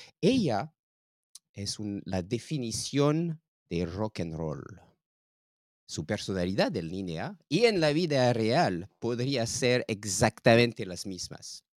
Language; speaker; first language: Spanish; non-native, learner; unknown